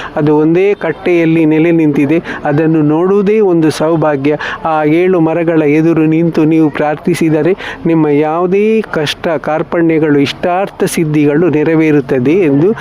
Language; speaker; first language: Kannada; non-native, local second language; Tulu